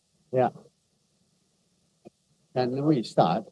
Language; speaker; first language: English; non-native, fluent; Japanese